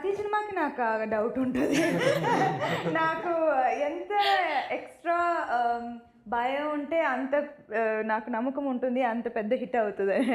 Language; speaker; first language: Telugu; non-native, fluent; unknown